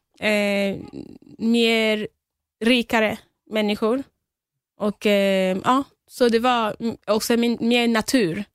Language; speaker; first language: Swedish; early bilingual, other home language; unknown